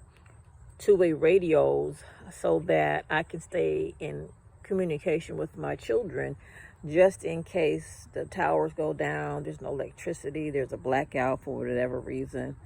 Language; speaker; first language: English; native; English